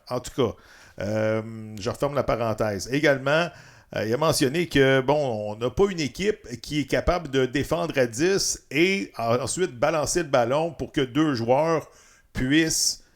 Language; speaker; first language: French; native; French